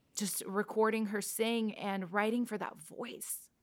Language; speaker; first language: English; non-native, fluent; Russian